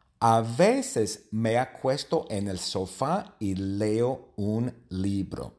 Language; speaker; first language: Spanish; non-native, learner; English